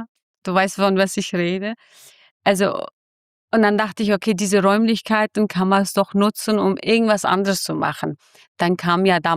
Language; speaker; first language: German; non-native, fluent; Kurdish